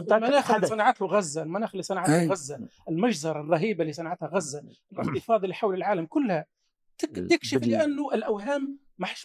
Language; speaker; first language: Arabic; native; Arabic